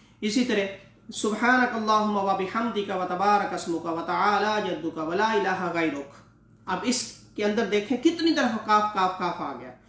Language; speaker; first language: Urdu; non-native, local second language; Punjabi